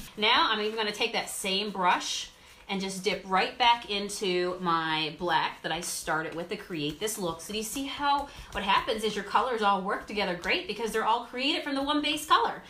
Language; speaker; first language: English; native; English